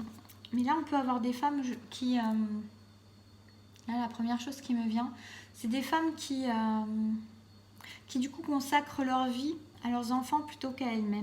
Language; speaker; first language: French; native; French